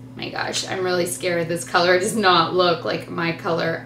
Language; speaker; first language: English; native; English